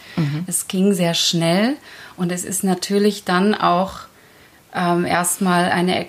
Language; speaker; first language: German; early bilingual, other home language; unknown